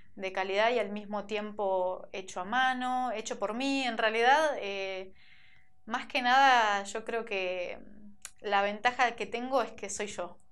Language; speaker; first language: Spanish; native; Spanish